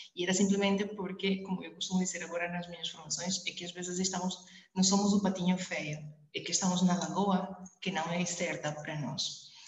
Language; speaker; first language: Portuguese; early bilingual, heritage; Spanish